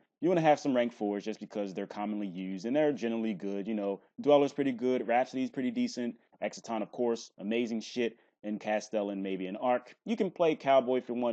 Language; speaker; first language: English; native; English